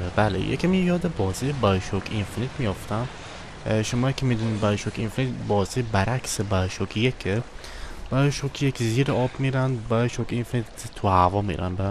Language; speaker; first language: Persian; native; Persian